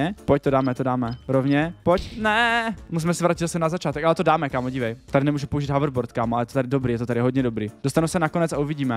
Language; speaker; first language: Czech; native; Czech